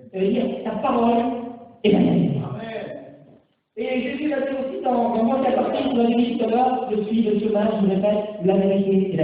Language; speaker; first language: French; native; French